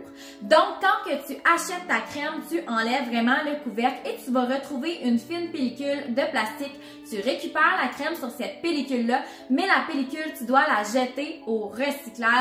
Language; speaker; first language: French; native; French